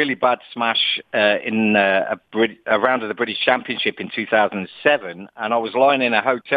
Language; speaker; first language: English; native; English